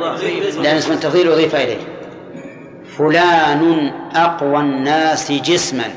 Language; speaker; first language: Arabic; native; Arabic